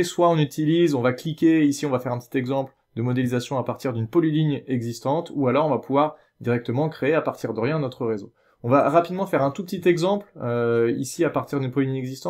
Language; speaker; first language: French; native; French